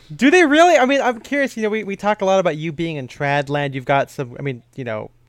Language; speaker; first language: English; early bilingual, other home language; Filipino